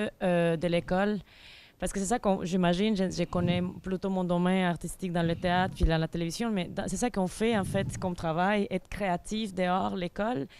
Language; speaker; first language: French; native; French